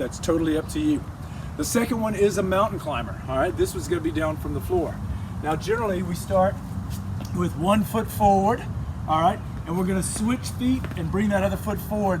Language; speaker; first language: English; native; English